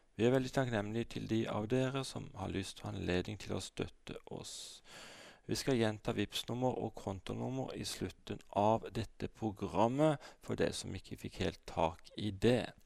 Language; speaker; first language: Norwegian; native; Norwegian